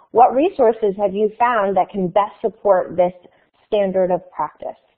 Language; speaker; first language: English; native; English